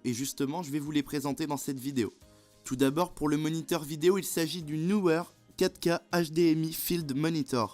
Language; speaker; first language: French; native; French